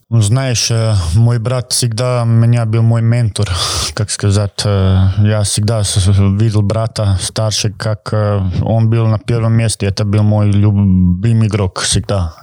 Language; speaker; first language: Russian; non-native, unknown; Croatian